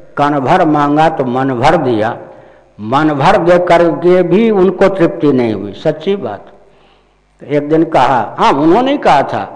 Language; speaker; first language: Hindi; non-native, local second language; Maithili